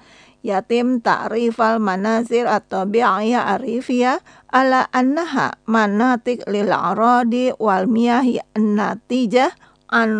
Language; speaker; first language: Arabic; non-native, fluent; Indonesian